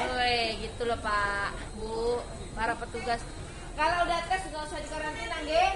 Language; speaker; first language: Indonesian; non-native, local second language; Javanese